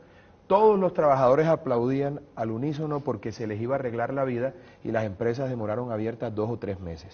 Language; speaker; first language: Spanish; native; Spanish